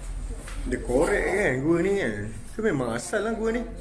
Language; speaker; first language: Malay; native; Malay